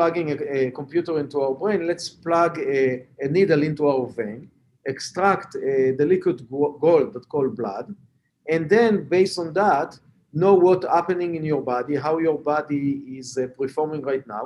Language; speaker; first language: English; non-native, fluent; Hebrew